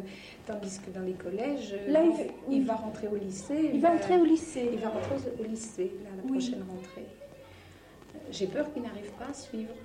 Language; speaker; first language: French; native; French